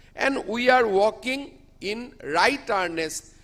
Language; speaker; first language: English; non-native, local second language; Assamese